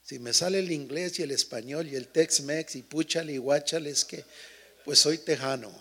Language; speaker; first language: Spanish; early bilingual, heritage; Spanish